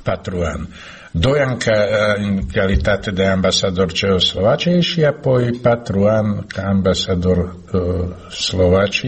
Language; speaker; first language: Romanian; non-native, learner; Slovak